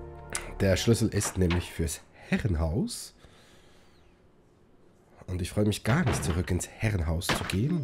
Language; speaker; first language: German; native; German